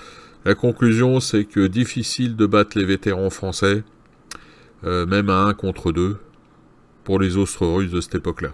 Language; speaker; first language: French; native; French